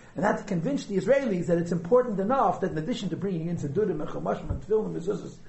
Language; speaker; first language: English; native; English